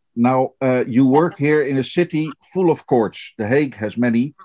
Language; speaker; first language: English; non-native, fluent; Dutch